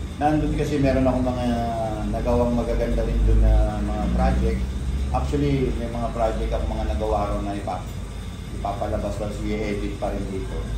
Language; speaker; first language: Filipino; native; Filipino